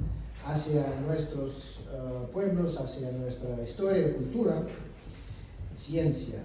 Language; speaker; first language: Spanish; non-native, fluent; Russian